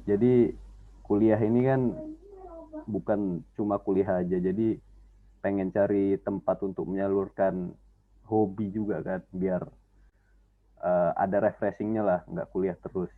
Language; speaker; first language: Indonesian; native; Indonesian